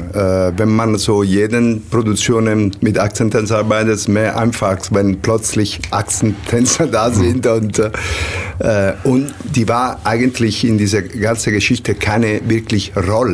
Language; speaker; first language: German; non-native, learner; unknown